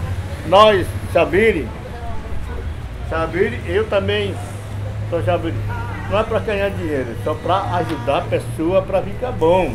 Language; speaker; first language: Portuguese; non-native, local second language; Yanomámi